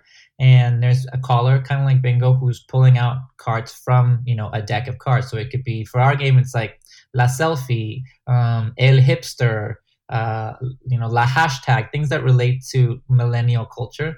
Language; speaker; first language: English; non-native, fluent; Spanish